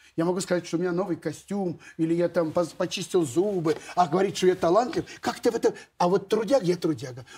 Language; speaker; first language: Russian; native; Russian